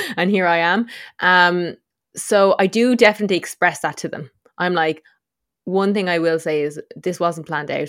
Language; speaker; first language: English; native; English